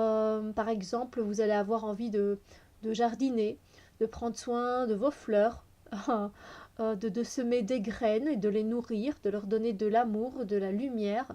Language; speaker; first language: French; native; French